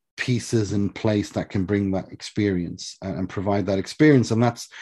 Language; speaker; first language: English; early bilingual, other home language; Swedish